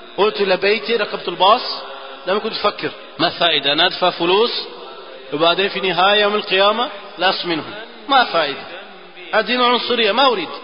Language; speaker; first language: Arabic; non-native, fluent; Portuguese